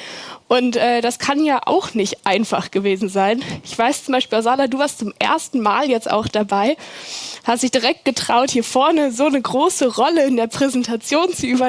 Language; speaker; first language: German; native; German